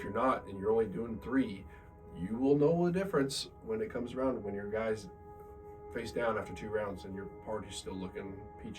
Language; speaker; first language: English; native; English